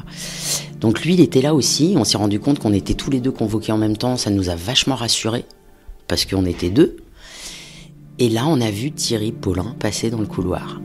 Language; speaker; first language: French; native; French